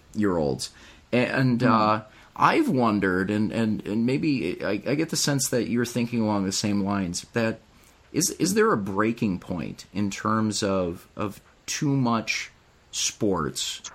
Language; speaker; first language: English; native; English